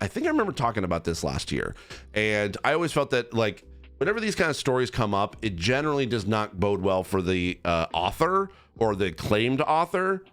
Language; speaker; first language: English; native; English